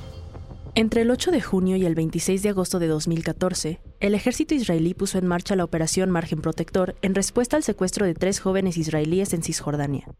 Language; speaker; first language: Spanish; native; Spanish